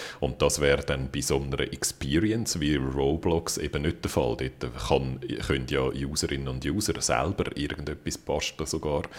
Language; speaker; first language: German; native; German